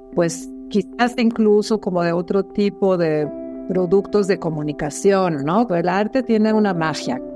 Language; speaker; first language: Spanish; non-native, fluent; German